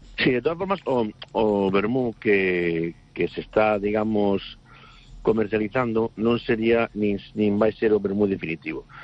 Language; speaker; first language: Galician; native; Galician